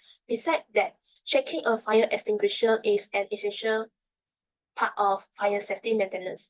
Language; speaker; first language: English; non-native, local second language; Malay